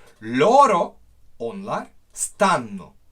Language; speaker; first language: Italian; non-native, fluent; Turkish